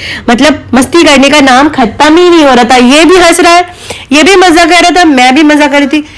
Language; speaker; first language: Hindi; native; Hindi